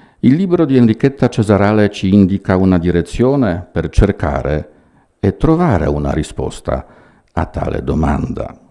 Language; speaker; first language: Italian; non-native, fluent; Polish